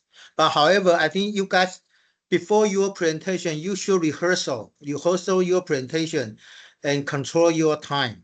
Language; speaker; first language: English; non-native, fluent; Chinese